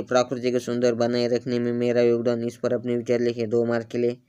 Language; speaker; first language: Hindi; non-native, local second language; Marathi